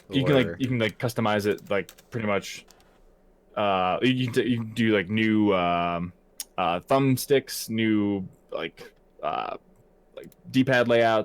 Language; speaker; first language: English; native; English